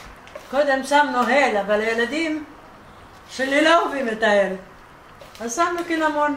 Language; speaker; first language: Hebrew; non-native, fluent; Arabic